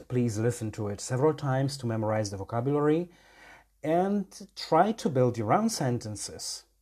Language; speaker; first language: English; non-native, fluent; Polish